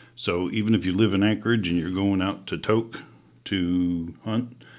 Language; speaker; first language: English; native; English